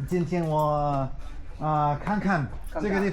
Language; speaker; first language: Chinese; non-native, learner; English